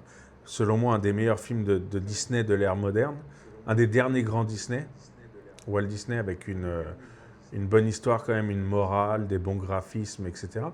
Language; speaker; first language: French; native; French